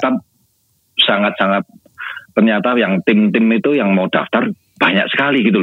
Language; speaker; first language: Indonesian; native; Indonesian